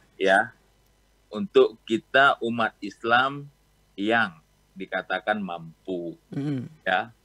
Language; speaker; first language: Indonesian; non-native, local second language; Achinese